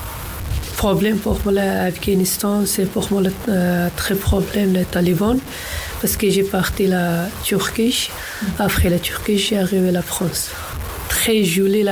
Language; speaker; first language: French; non-native, learner; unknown